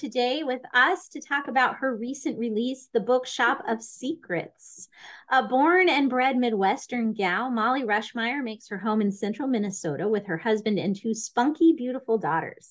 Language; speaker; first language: English; native; English